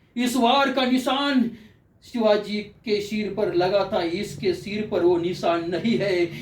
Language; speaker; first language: Hindi; non-native, local second language; Marathi